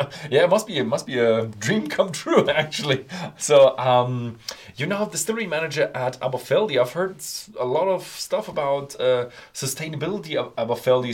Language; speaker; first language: English; non-native, fluent; German